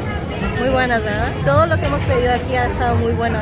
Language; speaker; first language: Spanish; native; Spanish